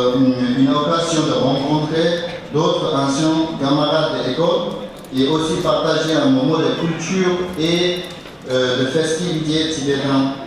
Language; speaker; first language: French; non-native, learner; Tibetan